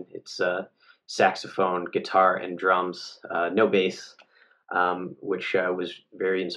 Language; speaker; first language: English; native; English